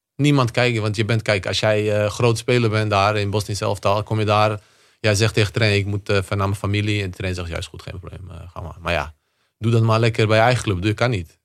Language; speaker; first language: Dutch; early bilingual, other home language; Bosnian